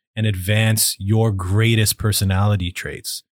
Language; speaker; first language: English; native; English